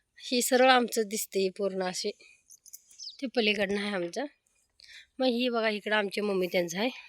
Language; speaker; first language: Marathi; non-native, local second language; Kannada